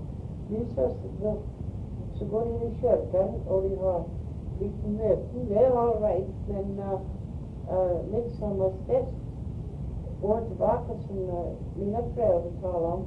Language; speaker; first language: Swedish; early bilingual, heritage; Swedish